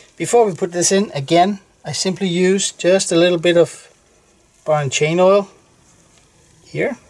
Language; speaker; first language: English; non-native, fluent; Danish